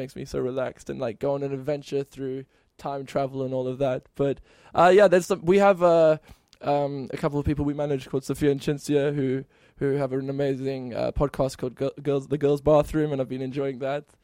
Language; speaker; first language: English; native; English